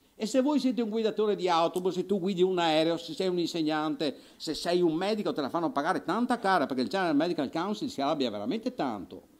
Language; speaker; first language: Italian; native; Italian